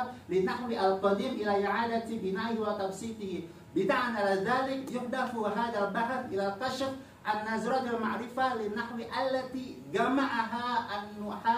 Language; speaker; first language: Arabic; non-native, fluent; Indonesian